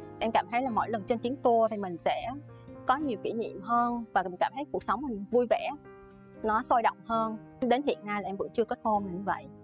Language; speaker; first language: Vietnamese; native; Vietnamese